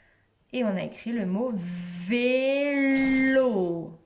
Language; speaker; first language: French; native; French